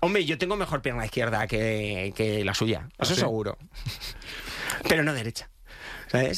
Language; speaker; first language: Spanish; native; Spanish